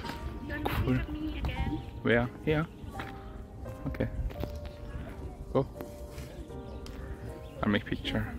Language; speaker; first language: English; non-native, learner; Korean